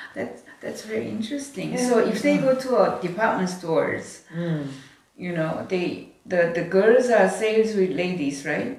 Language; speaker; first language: English; non-native, fluent; Korean